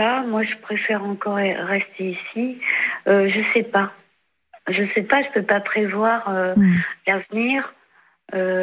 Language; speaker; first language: French; native; French